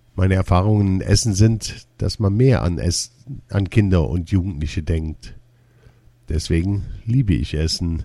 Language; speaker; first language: German; early bilingual, other home language; Turkish